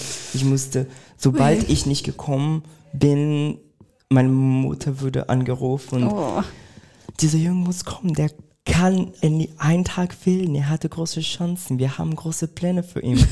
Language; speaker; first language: German; non-native, fluent; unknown